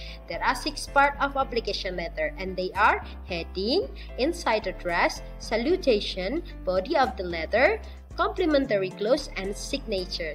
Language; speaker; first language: English; non-native, fluent; Indonesian